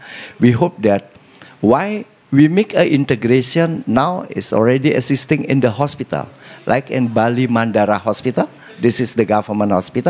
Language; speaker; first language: English; non-native, learner; Indonesian